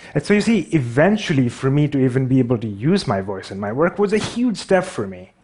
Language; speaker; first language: English; non-native, local second language; Urdu